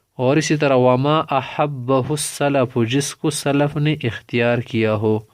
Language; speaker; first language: Urdu; non-native, local second language; Pashto